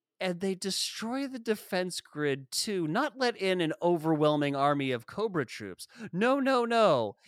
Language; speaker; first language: English; native; English